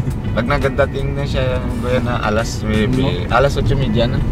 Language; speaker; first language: Filipino; non-native, local second language; Cebuano